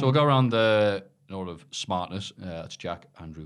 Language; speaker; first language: English; native; English